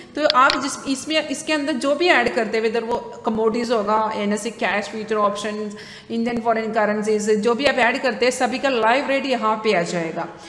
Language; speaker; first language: Hindi; non-native, local second language; Malayalam